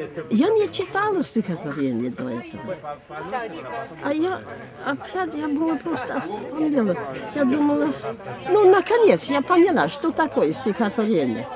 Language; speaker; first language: Russian; non-native, fluent; English